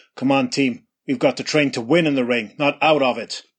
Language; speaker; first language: English; native; English